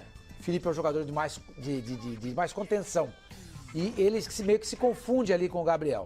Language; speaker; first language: Portuguese; native; Portuguese